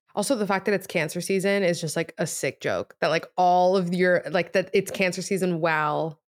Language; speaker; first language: English; early bilingual, other home language; Spanish